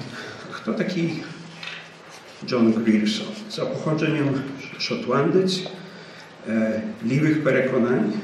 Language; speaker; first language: Ukrainian; early bilingual, heritage; Ukrainian